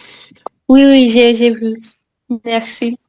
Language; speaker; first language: French; non-native, learner; Portuguese